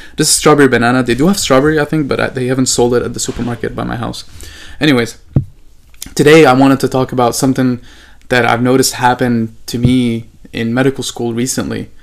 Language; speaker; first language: English; non-native, fluent; Arabic